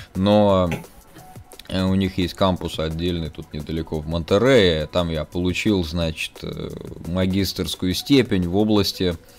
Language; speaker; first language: Russian; native; Russian